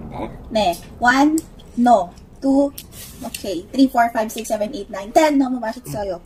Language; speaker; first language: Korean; non-native, learner; Filipino